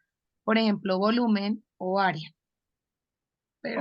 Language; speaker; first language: Spanish; native; Spanish